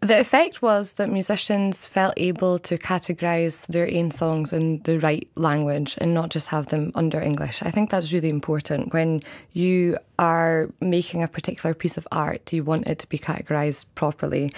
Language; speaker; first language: English; native; English